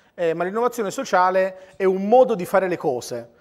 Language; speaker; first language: Italian; native; Italian